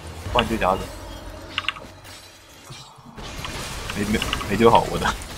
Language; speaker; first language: Chinese; native; Chinese